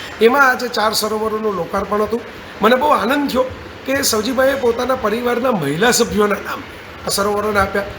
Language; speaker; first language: Gujarati; native; Gujarati